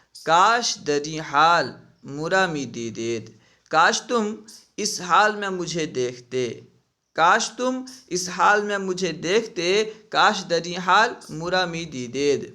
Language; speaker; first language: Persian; non-native, learner; Urdu